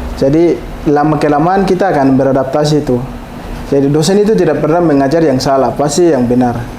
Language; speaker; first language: Indonesian; non-native, local second language; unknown